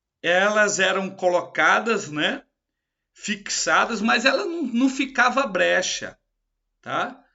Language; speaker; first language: Portuguese; native; Portuguese